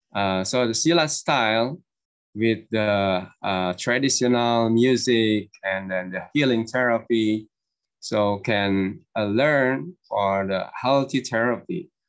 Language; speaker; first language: English; non-native, learner; Indonesian